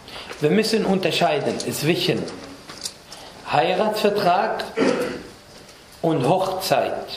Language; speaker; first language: German; non-native, fluent; Arabic